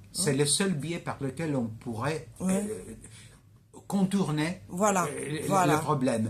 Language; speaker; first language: French; non-native, fluent; Greek